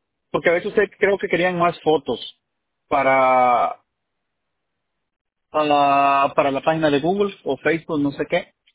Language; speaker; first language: Spanish; native; Spanish